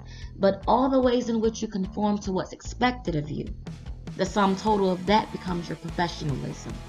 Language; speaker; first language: English; native; English